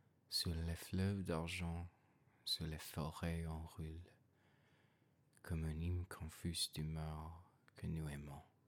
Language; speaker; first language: French; non-native, learner; English